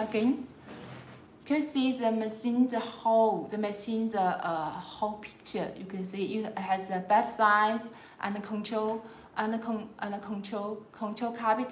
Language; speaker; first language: English; non-native, learner; Chinese